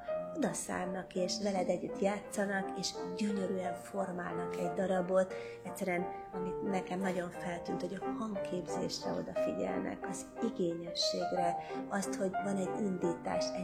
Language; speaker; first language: Hungarian; native; Hungarian